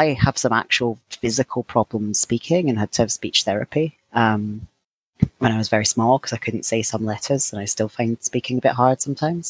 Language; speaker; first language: English; native; English